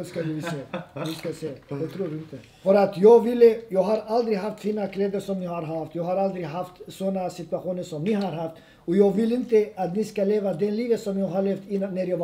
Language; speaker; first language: Swedish; non-native, fluent; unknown